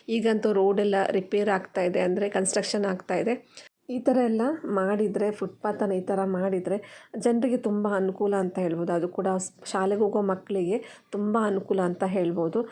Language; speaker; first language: Kannada; non-native, local second language; Tulu